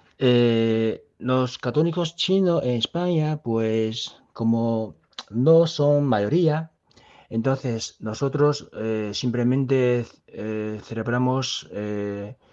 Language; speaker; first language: Spanish; non-native, fluent; Chinese